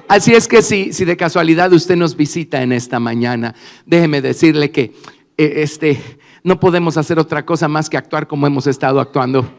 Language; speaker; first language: Spanish; native; Spanish